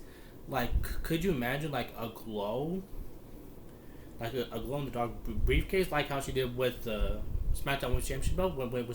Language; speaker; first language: English; native; English